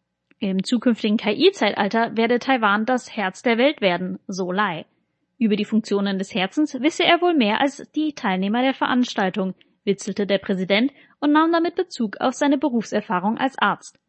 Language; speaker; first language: German; native; German